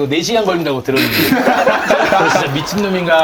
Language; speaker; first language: Korean; early bilingual, other home language; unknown